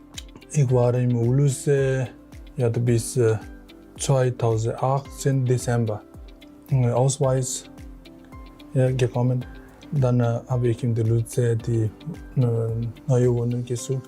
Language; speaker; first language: German; non-native, learner; Tibetan